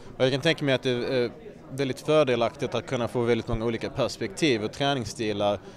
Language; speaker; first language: Swedish; native; Swedish